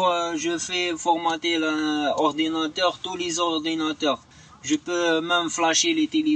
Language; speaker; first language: French; non-native, learner; Arabic